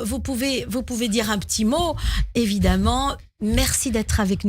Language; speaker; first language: French; native; French